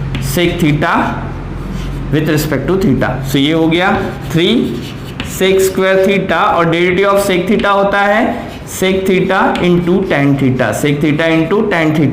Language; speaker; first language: Hindi; native; Hindi